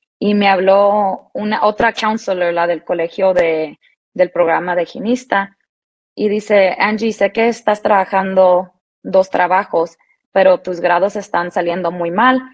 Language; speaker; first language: Spanish; early bilingual, heritage; Spanish